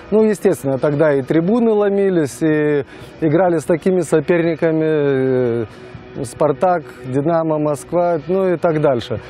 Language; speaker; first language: Russian; non-native, local second language; Lithuanian